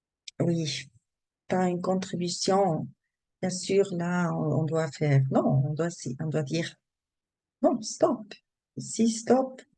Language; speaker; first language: French; non-native, learner; German